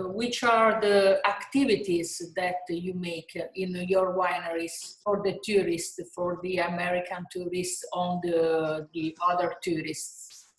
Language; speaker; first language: English; non-native, learner; Italian